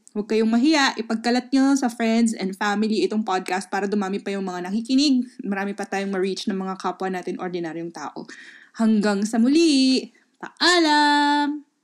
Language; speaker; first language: Filipino; non-native, local second language; Pampanga